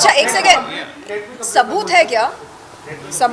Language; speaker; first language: Hindi; native; Hindi